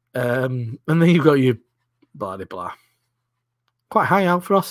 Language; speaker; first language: English; native; English